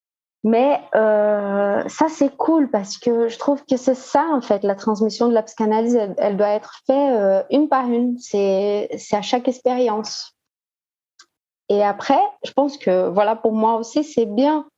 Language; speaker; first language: French; non-native, fluent; Portuguese